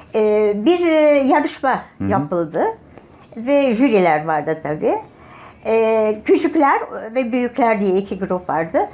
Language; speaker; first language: Turkish; native; Turkish